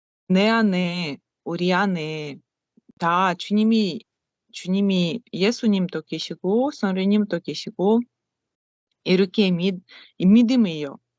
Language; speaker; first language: Korean; non-native, learner; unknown